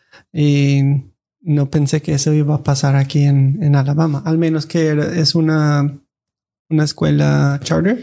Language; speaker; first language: Spanish; non-native, fluent; English